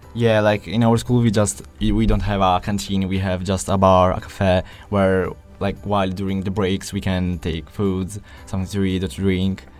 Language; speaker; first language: English; non-native, fluent; Italian